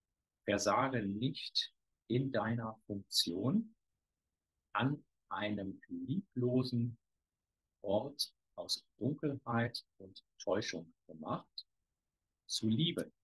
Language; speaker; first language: German; native; German